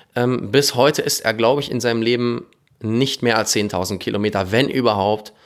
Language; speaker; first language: German; native; German